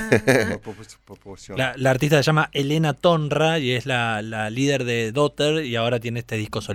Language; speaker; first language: Spanish; native; Spanish